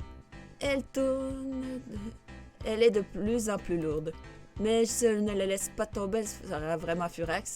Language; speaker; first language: French; native; French